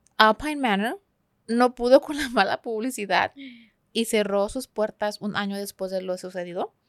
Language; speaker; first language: Spanish; early bilingual, heritage; Spanish